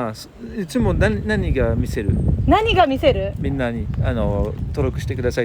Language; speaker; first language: Japanese; non-native, fluent; French